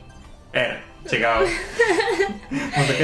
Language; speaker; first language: Japanese; non-native, fluent; Russian